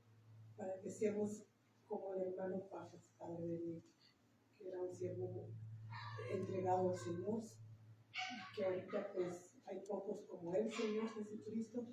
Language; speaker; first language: Spanish; native; Spanish